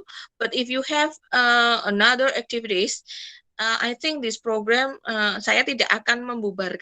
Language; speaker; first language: English; non-native, fluent; Indonesian